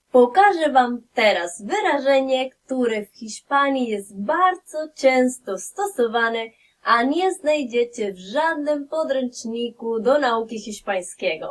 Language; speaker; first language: Polish; non-native, fluent; Spanish